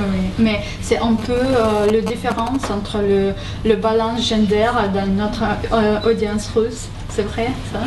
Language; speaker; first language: French; non-native, learner; Russian